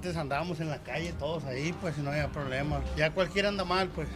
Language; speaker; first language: Spanish; native; Spanish